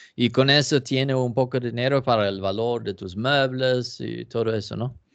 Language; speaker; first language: Spanish; non-native, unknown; Swedish